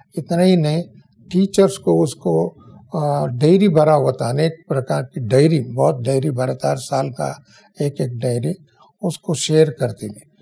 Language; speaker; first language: Hindi; non-native, local second language; Kannada